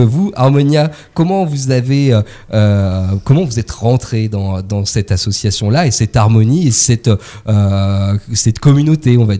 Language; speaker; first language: French; native; French